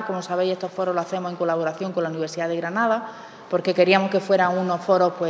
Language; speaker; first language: Spanish; native; Spanish